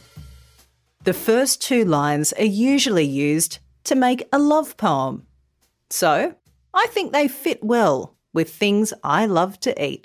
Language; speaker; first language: English; native; English